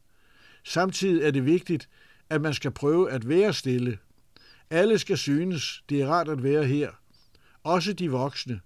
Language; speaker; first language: Danish; native; Danish